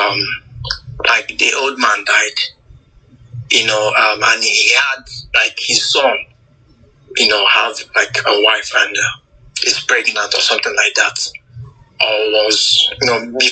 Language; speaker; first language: English; non-native, local second language; Igbo